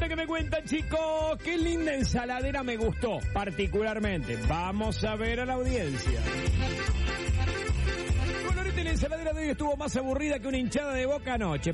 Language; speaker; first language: Spanish; native; Spanish